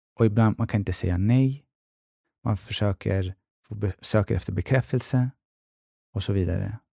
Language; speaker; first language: Swedish; early bilingual, other home language; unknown